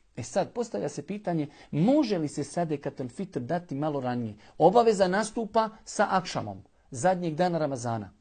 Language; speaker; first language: Bosnian; native; Bosnian